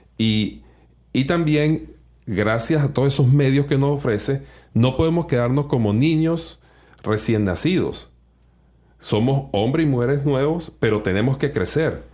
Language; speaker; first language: Spanish; native; Spanish